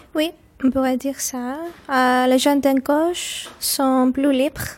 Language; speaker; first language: French; non-native, learner; Greek